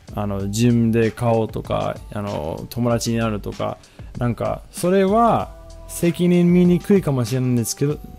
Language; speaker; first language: Japanese; non-native, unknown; English